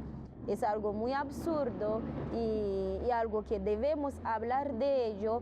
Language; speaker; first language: Spanish; non-native, fluent; Haitian Creole